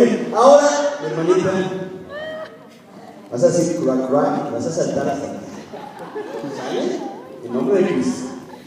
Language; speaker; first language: Spanish; native; Spanish